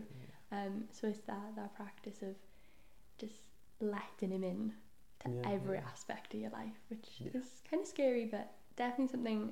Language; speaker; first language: English; non-native, local second language; Welsh